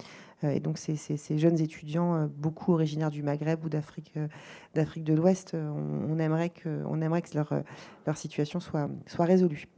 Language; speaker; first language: French; native; French